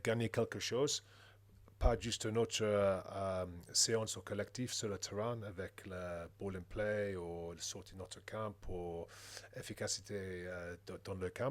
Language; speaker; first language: French; non-native, learner; English